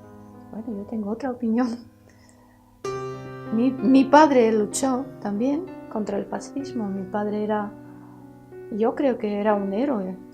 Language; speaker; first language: Spanish; early bilingual, heritage; Spanish